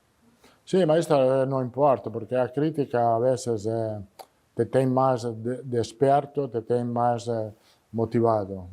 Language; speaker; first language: Portuguese; non-native, fluent; Italian